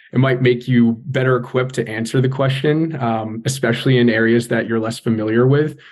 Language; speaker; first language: English; native; English